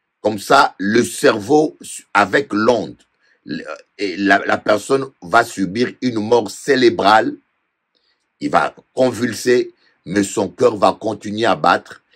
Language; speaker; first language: French; non-native, local second language; Lingala